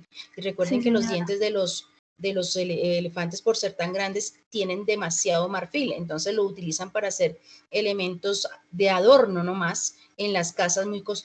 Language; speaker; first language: Spanish; native; Spanish